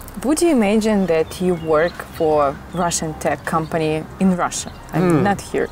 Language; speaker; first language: English; non-native, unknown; Russian